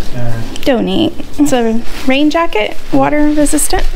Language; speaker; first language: English; native; English